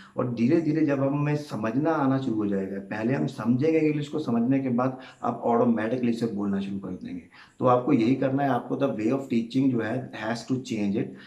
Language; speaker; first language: Hindi; native; Hindi